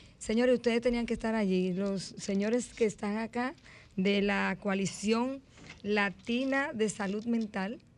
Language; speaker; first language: Spanish; native; Spanish